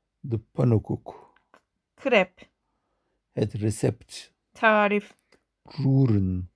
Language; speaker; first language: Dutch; non-native, learner; Turkish